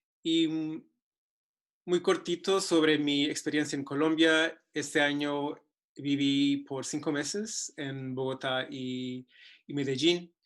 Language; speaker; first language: Spanish; non-native, fluent; English